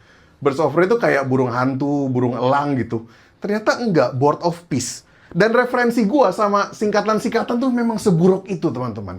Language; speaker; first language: Indonesian; native; Indonesian